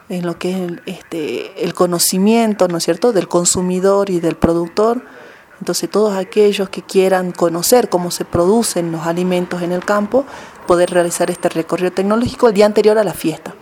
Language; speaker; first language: Spanish; native; Spanish